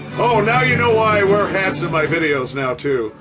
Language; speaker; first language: English; native; English